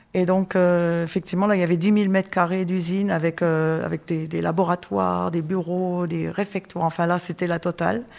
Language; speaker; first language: French; native; French